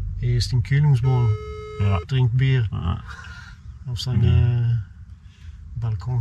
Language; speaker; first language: German; non-native, learner; Swedish